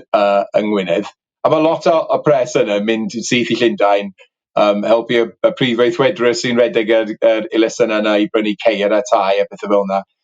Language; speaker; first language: Welsh; native; Welsh